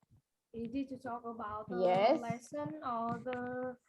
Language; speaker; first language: English; non-native, learner; Vietnamese